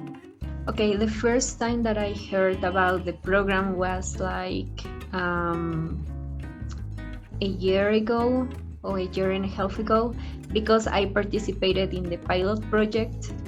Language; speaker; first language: English; non-native, fluent; Spanish